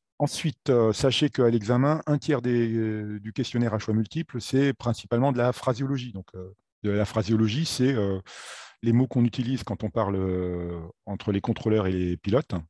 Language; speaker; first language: French; native; French